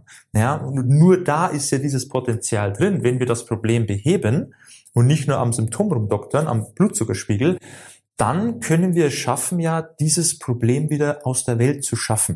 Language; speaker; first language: German; native; German